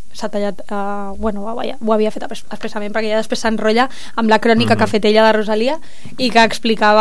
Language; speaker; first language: Catalan; native; Catalan